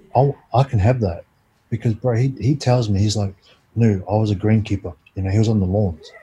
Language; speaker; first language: English; native; English